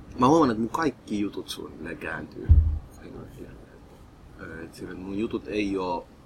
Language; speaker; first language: Finnish; early bilingual, other home language; Somali